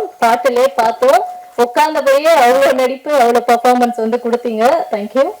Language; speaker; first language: Tamil; native; Tamil